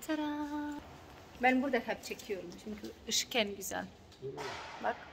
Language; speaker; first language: Turkish; non-native, learner; Bosnian